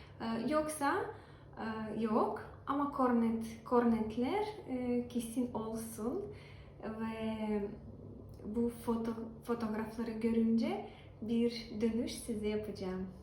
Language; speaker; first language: Turkish; non-native, learner; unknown